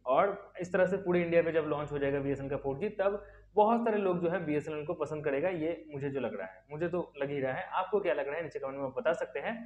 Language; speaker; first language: Hindi; native; Hindi